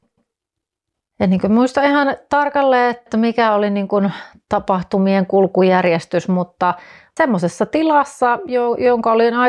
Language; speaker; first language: Finnish; native; Finnish